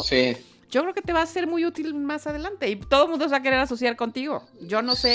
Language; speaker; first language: Spanish; native; Spanish